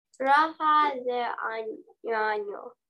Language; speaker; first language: Spanish; non-native, learner; English